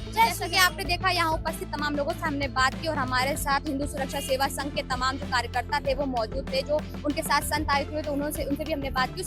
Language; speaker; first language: Hindi; native; Hindi